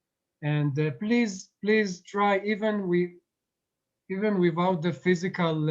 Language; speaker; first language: English; non-native, fluent; Arabic